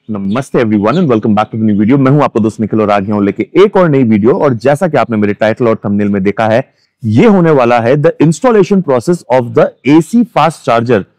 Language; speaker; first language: Hindi; native; Hindi